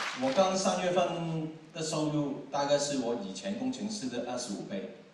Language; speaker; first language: Chinese; non-native, local second language; Cantonese